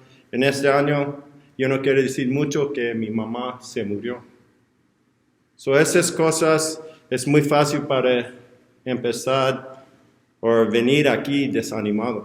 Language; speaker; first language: Spanish; non-native, learner; English